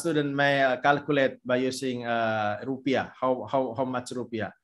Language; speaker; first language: English; non-native, fluent; Indonesian